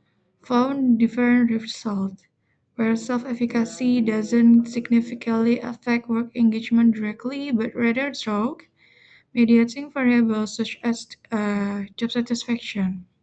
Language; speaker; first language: English; non-native, learner; Indonesian